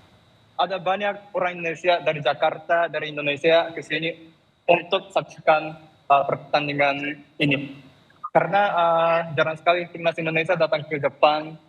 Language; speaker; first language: Indonesian; non-native, fluent; Japanese